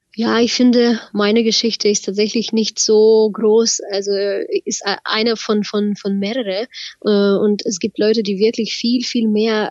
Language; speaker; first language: German; non-native, fluent; Ukrainian